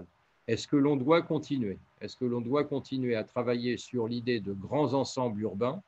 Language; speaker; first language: French; native; French